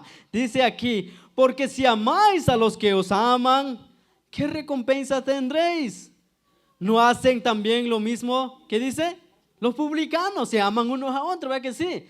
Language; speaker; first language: Spanish; native; Spanish